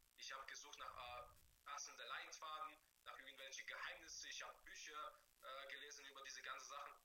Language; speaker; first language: German; non-native, fluent; Bulgarian